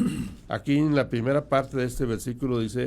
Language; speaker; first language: Spanish; native; Spanish